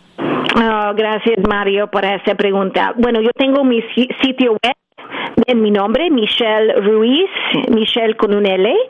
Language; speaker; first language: Spanish; early bilingual, heritage; English